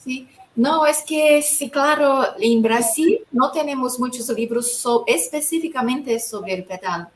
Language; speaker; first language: Spanish; non-native, fluent; Portuguese